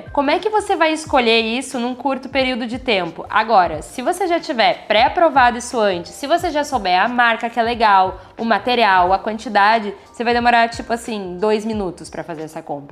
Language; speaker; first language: Portuguese; native; Portuguese